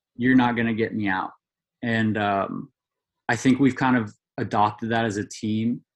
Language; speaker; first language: English; native; English